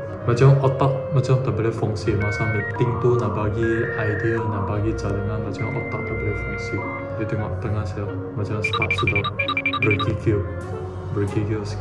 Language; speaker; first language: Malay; non-native, local second language; Chinese